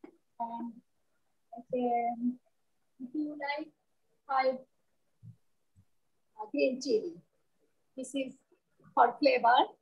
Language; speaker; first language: English; non-native, learner; Bangla